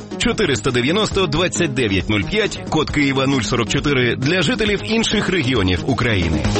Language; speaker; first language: Ukrainian; native; Ukrainian